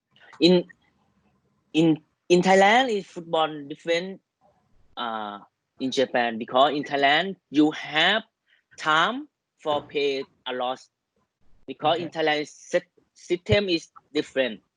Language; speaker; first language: English; non-native, learner; Thai